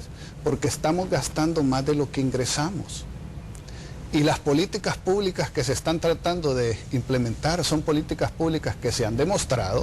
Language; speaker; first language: Spanish; native; Spanish